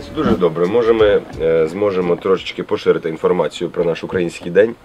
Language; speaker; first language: Ukrainian; non-native, local second language; Russian